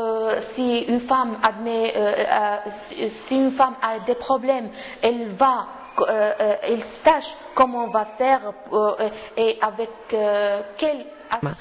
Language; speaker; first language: French; non-native, learner; Arabic